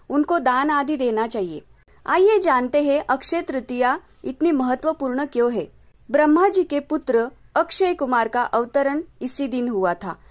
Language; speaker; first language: Hindi; non-native, local second language; Marathi